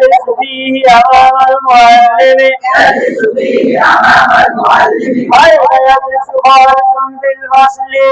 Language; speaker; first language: Arabic; non-native, fluent; Bangla